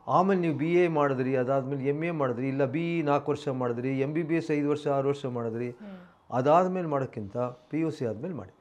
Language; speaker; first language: Kannada; native; Kannada